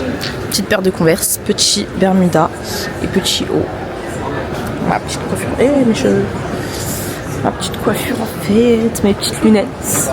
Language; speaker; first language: French; native; French